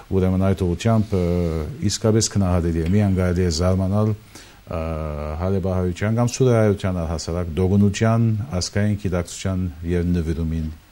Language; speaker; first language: Armenian; early bilingual, heritage; Armenian